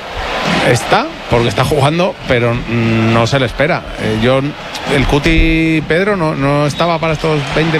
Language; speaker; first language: Spanish; native; Spanish